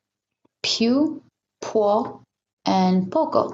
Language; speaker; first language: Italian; non-native, learner; English